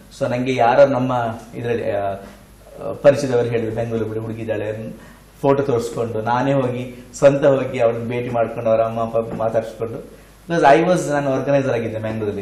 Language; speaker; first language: Kannada; non-native, local second language; Tulu